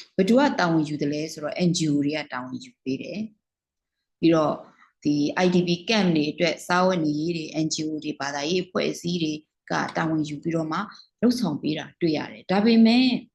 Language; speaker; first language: Burmese; non-native, local second language; Kachin